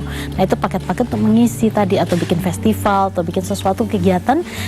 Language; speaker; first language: Indonesian; native; Indonesian